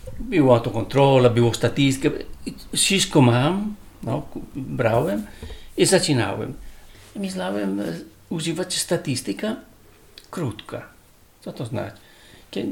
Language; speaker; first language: Polish; non-native, learner; Italian